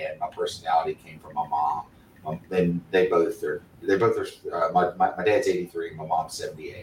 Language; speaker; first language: English; native; English